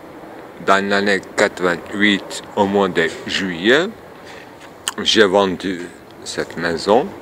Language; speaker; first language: French; non-native, fluent; Turkish